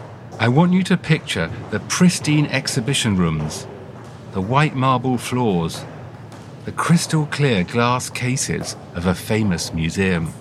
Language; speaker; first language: English; native; English